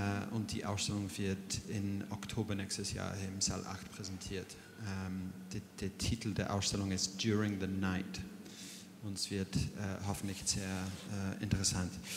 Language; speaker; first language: German; non-native, fluent; English